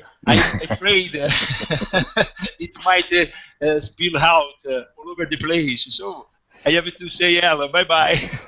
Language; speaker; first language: English; non-native, fluent; Italian